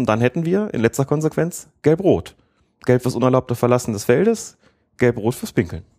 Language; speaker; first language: German; native; German